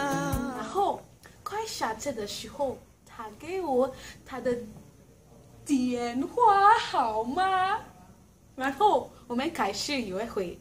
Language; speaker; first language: Chinese; non-native, learner; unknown